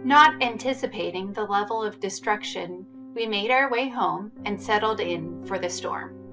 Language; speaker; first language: English; native; English